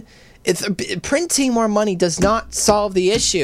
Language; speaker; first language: English; native; English